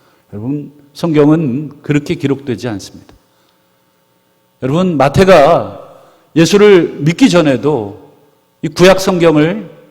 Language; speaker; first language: Korean; native; Korean